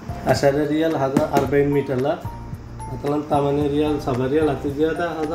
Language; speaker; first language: Arabic; non-native, learner; Hindi